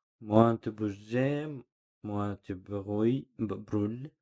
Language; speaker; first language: French; non-native, learner; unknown